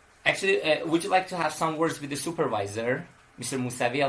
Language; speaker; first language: English; non-native, fluent; Persian